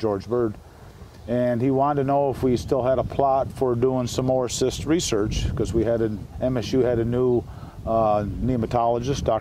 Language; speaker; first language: English; native; English